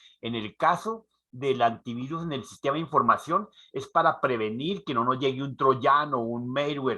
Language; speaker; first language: Spanish; native; Spanish